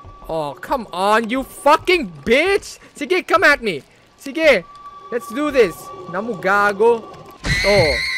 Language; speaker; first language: English; non-native, local second language; Filipino